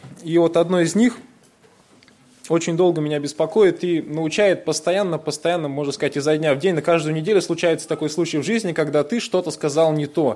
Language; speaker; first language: Russian; native; Russian